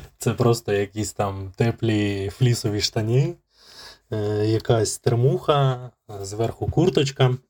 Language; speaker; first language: Ukrainian; native; Ukrainian